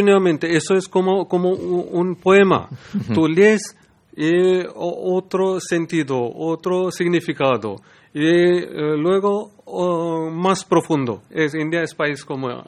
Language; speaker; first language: Spanish; non-native, learner; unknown